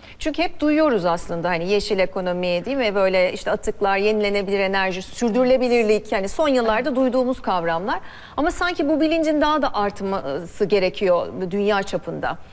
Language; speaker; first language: Turkish; native; Turkish